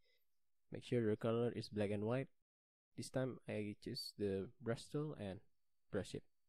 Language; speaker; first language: English; non-native, learner; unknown